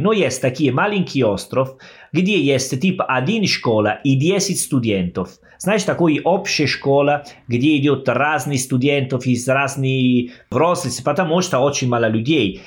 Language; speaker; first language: Russian; non-native, fluent; Italian